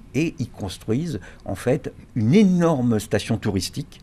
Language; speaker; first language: French; native; French